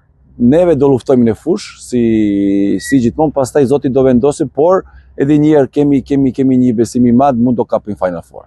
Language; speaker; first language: Albanian; non-native, learner; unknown